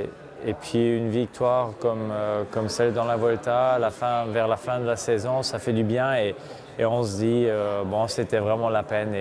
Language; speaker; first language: French; non-native, local second language; Luxembourgish